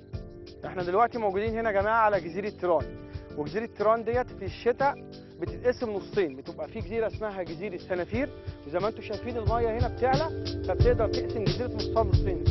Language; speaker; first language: Arabic; native; Arabic